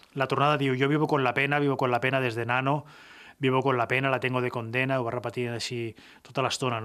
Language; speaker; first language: Spanish; non-native, local second language; Catalan